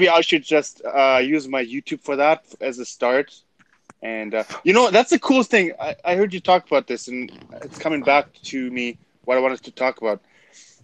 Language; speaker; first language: English; non-native, fluent; German